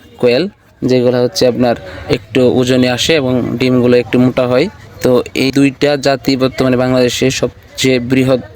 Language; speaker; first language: Bangla; native; Bangla